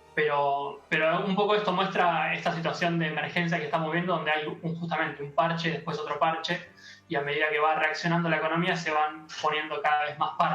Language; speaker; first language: Spanish; native; Spanish